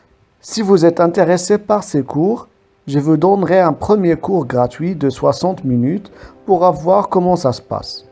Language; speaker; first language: French; non-native, local second language; Arabic